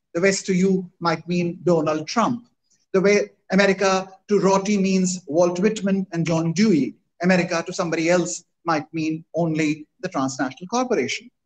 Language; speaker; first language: English; non-native, local second language; Hindi